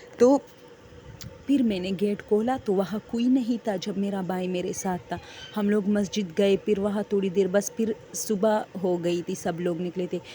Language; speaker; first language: Urdu; non-native, local second language; Pashto